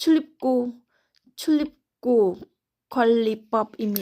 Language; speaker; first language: Korean; non-native, learner; Thai